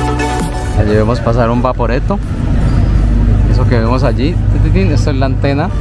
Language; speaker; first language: Spanish; native; Spanish